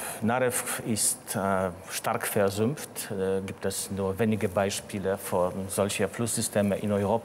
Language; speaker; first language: German; non-native, fluent; Polish